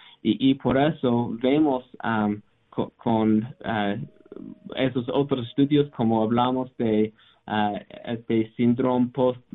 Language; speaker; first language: Spanish; non-native, learner; English